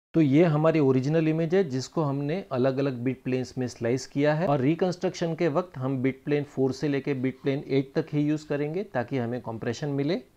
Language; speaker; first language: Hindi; non-native, local second language; Gujarati